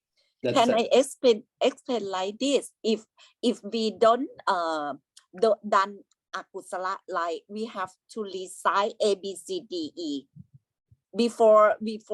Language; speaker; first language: English; non-native, learner; Thai